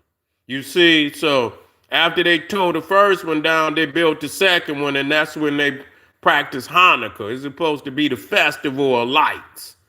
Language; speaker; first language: English; native; English